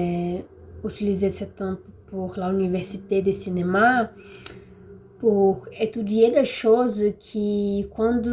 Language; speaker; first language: French; non-native, learner; Portuguese